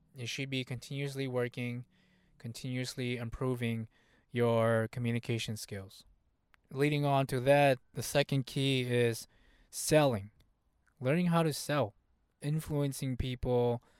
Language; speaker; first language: English; early bilingual, other home language; Hmong